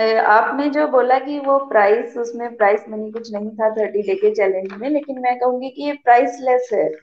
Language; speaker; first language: Hindi; native; Hindi